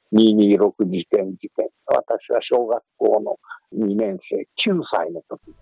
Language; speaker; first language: Japanese; native; Japanese